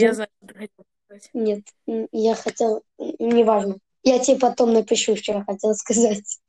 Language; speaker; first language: Russian; early bilingual, heritage; Russian